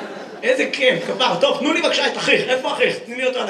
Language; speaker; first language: Hebrew; native; Hebrew